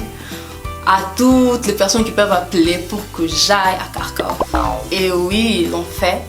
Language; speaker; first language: French; non-native, local second language; Lingala